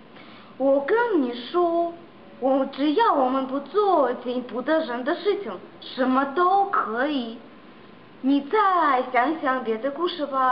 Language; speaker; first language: Chinese; non-native, learner; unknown